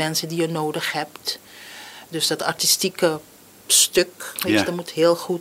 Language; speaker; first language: Dutch; non-native, local second language; Papiamento